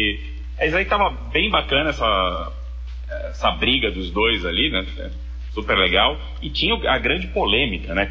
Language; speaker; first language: Portuguese; native; Portuguese